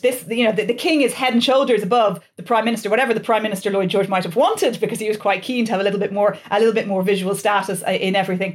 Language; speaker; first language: English; native; English